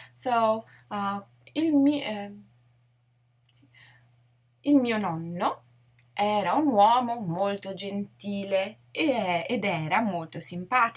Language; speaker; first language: Italian; non-native, fluent; English